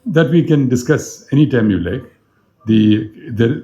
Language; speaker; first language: English; non-native, local second language; Malayalam